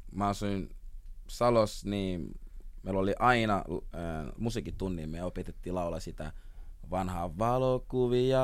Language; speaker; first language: Finnish; early bilingual, other home language; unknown